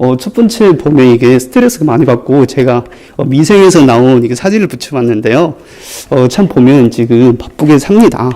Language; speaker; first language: Korean; non-native, fluent; Chinese